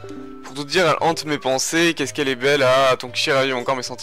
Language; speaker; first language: French; native; French